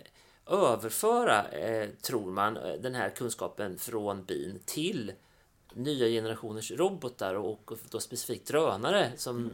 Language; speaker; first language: Swedish; native; Swedish